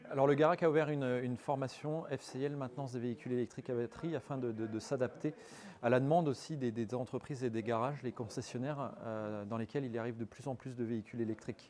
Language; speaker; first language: French; native; French